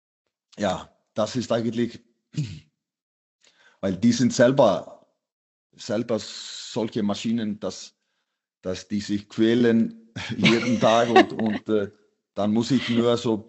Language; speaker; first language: German; non-native, fluent; Icelandic